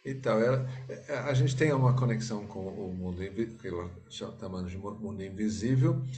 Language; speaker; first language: Portuguese; non-native, fluent; English